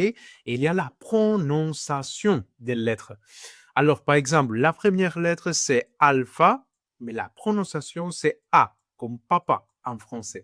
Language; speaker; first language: French; non-native, fluent; Greek